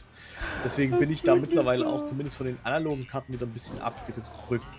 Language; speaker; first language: German; native; German